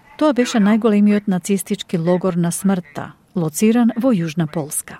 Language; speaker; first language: Macedonian; native; Macedonian